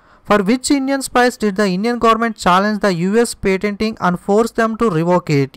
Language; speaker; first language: English; non-native, local second language; Telugu